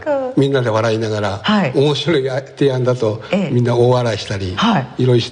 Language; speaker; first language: Japanese; native; Japanese